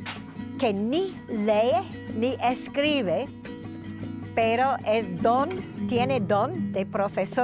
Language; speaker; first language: Spanish; non-native, fluent; English